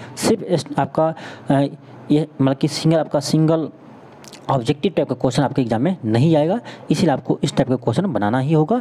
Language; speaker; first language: Hindi; native; Hindi